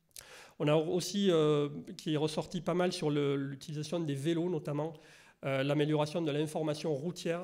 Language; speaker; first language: French; native; French